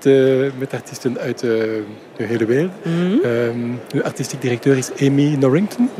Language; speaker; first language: Dutch; non-native, local second language; French